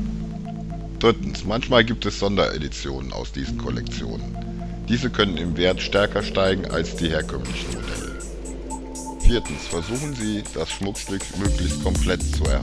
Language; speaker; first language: German; native; German